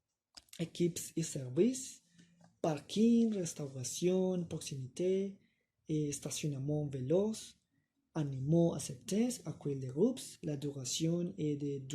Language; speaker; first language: French; non-native, learner; Spanish